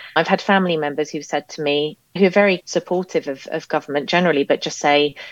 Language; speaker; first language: English; native; English